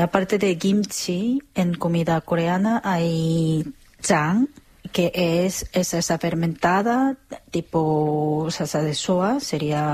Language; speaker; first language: Spanish; non-native, fluent; Korean